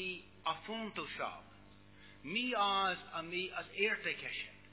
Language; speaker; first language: Hungarian; non-native, learner; English